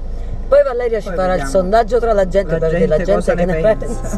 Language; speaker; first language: Italian; native; Italian